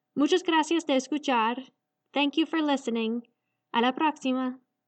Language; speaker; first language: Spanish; non-native, learner; English